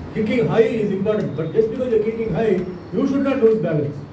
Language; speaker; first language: English; non-native, local second language; Telugu